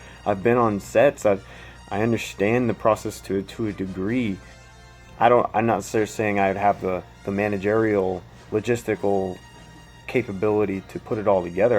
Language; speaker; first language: English; native; English